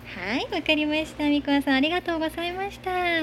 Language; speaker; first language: Japanese; native; Japanese